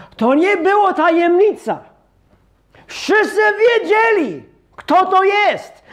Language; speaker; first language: Polish; non-native, fluent; English